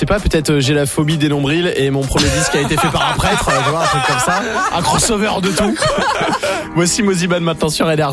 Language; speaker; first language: French; native; French